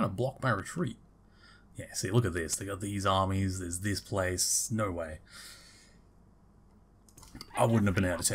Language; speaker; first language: English; native; English